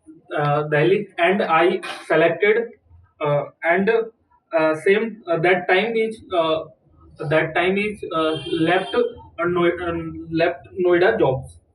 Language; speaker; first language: English; non-native, learner; Hindi